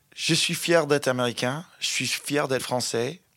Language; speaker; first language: French; non-native, fluent; English